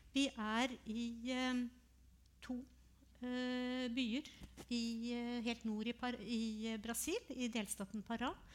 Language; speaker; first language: Norwegian; native; Norwegian